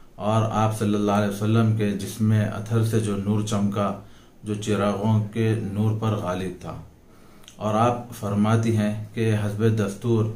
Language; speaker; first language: Urdu; native; Urdu